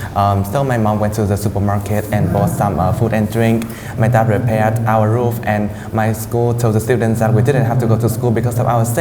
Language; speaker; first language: English; non-native, fluent; Vietnamese